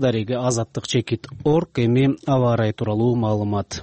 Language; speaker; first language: Kyrgyz; native; Kyrgyz